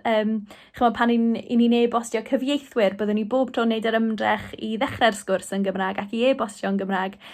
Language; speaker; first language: Welsh; non-native, local second language; English